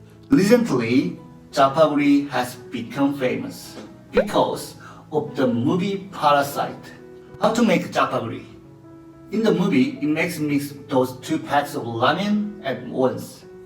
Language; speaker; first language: English; non-native, learner; Korean